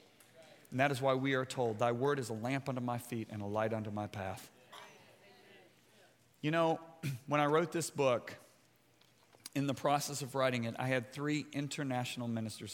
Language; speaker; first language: English; native; English